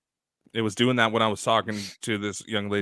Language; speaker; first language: English; native; English